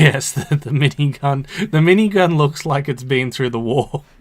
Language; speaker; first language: English; native; English